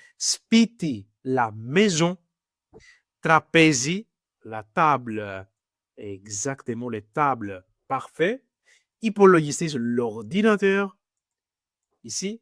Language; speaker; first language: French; non-native, fluent; Greek